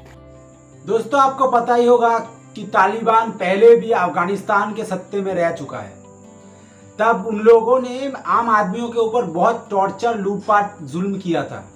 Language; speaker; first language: Hindi; non-native, local second language; Bangla